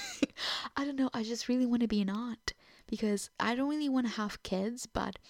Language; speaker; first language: English; non-native, fluent; Portuguese